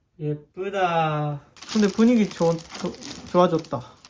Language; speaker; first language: Korean; non-native, learner; Japanese